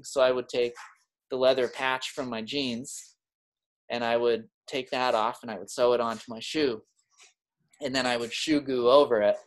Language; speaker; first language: English; native; English